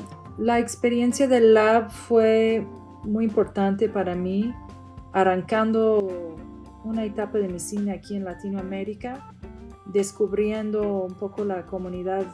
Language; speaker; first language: Spanish; non-native, fluent; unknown